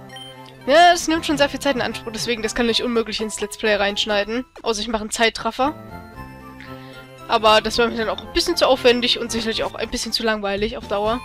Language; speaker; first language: German; native; German